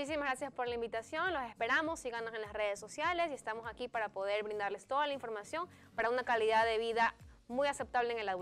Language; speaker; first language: Spanish; native; Spanish